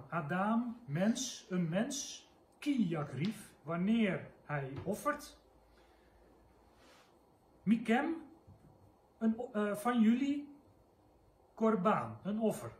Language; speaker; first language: Dutch; native; Dutch